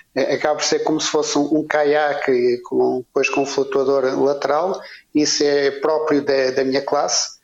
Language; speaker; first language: Portuguese; native; Portuguese